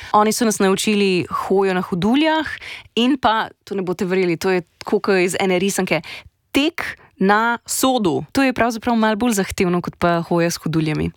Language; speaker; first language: Slovenian; native; Slovenian